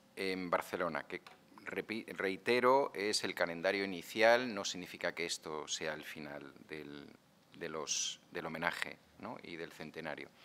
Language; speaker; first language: Spanish; non-native, local second language; Catalan